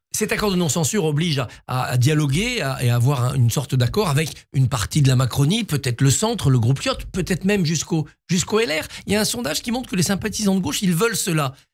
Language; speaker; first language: French; native; French